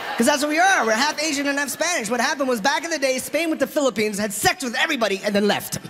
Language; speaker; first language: English; early bilingual, other home language; Filipino